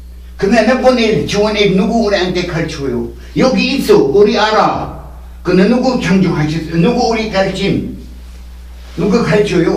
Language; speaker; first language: Korean; non-native, learner; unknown